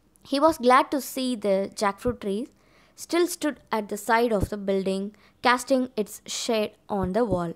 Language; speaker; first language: English; non-native, local second language; Tamil